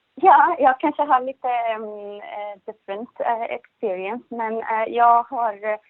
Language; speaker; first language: Swedish; non-native, learner; Arabic